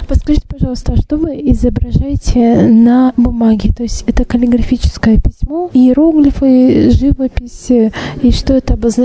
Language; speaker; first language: Russian; native; Russian